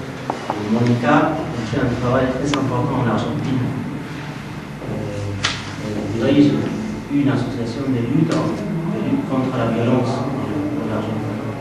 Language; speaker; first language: French; non-native, fluent; Spanish